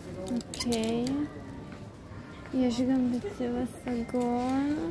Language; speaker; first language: Hebrew; early bilingual, other home language; Russian